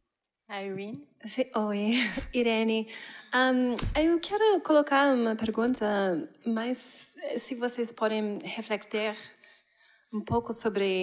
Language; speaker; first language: Portuguese; non-native, fluent; English